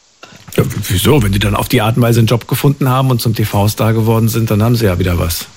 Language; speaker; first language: German; native; German